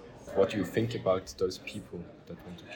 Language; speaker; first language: English; non-native, fluent; German